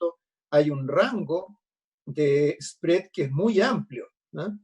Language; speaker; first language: Spanish; native; Spanish